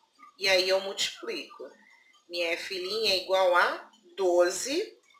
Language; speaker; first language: Portuguese; native; Portuguese